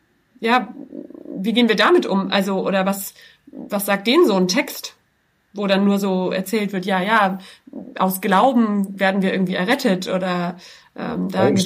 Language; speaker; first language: German; native; German